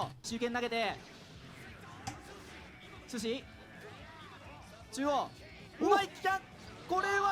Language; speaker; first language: Japanese; native; Japanese